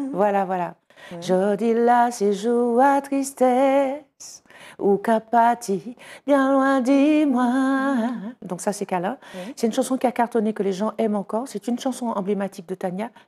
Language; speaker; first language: French; native; French